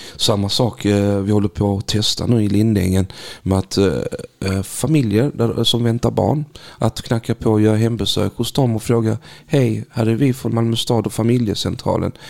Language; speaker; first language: Swedish; early bilingual, other home language; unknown